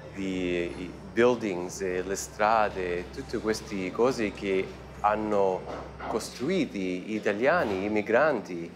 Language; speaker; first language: Italian; early bilingual, heritage; Italian